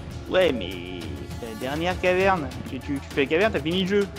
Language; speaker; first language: French; native; French